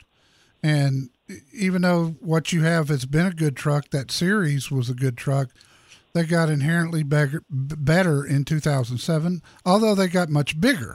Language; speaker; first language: English; native; English